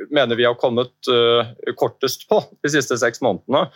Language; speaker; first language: Norwegian; native; Norwegian